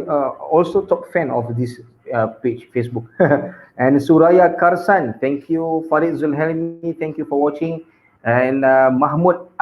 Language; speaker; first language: English; non-native, local second language; Malay